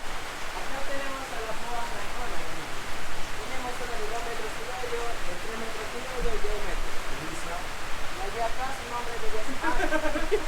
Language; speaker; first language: Spanish; native; Spanish